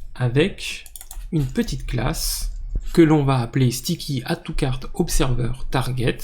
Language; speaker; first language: French; native; French